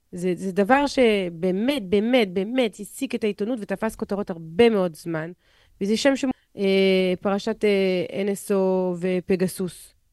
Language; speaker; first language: Hebrew; non-native, fluent; French